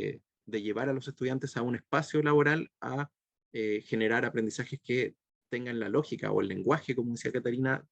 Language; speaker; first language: Spanish; native; Spanish